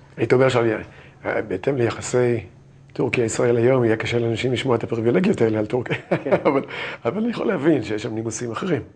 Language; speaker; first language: Hebrew; native; Hebrew